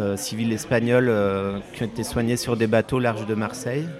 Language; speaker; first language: French; native; French